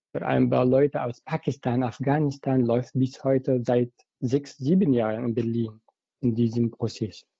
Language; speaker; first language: German; non-native, fluent; Arabic